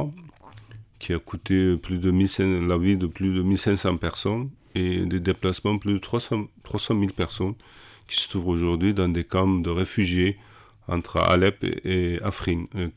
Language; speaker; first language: French; non-native, fluent; Kurdish